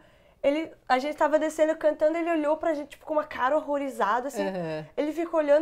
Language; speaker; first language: Portuguese; non-native, local second language; Kabuverdianu